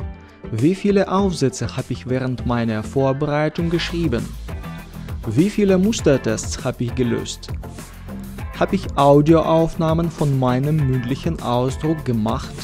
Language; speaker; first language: German; non-native, fluent; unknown